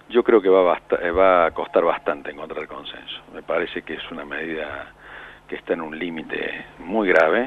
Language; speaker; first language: Spanish; native; Spanish